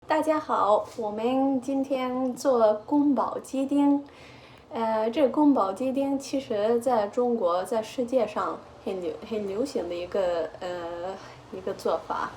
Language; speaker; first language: Chinese; early bilingual, heritage; Chinese